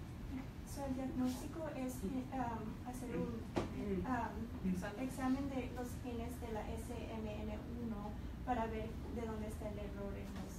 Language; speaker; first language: Spanish; early bilingual, heritage; Spanish